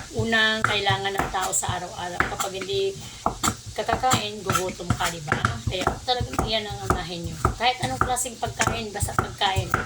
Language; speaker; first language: Filipino; non-native, local second language; Cebuano